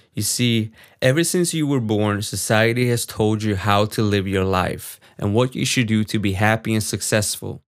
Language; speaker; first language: English; non-native, fluent; Swedish